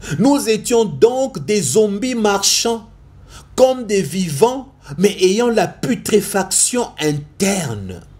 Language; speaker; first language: French; non-native, local second language; Lingala